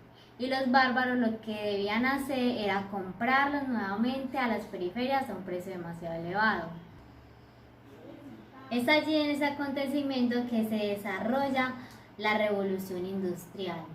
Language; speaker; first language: Spanish; native; Spanish